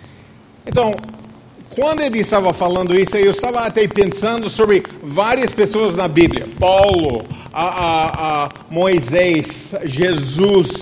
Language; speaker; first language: Portuguese; non-native, fluent; English